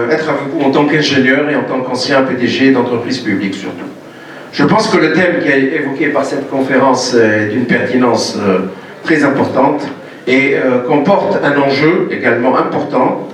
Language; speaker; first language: French; non-native, local second language; Arabic